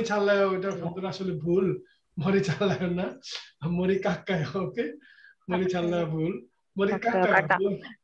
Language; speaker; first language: Korean; non-native, fluent; Bangla